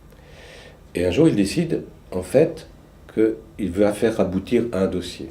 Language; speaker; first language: French; early bilingual, other home language; Romanian